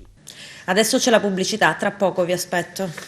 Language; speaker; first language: Italian; native; Italian